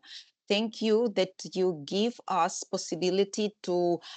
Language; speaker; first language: English; non-native, learner; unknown